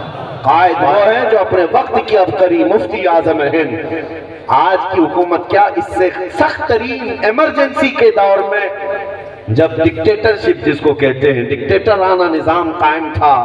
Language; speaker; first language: Urdu; native; Urdu